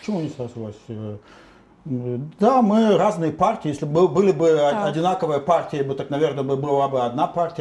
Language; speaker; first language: Russian; native; Russian